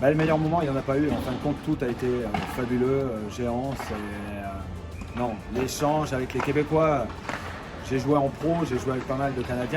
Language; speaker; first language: French; native; French